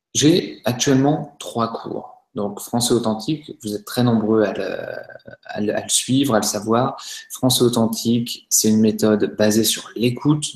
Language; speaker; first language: French; native; French